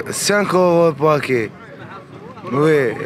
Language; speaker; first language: French; non-native, learner; Arabic